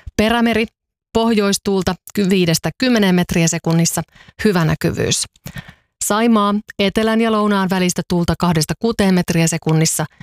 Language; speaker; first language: Finnish; native; Finnish